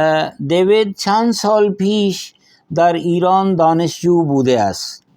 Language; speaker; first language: Persian; non-native, fluent; Urdu